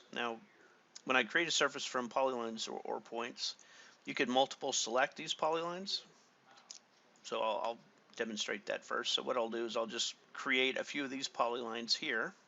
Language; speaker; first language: English; native; English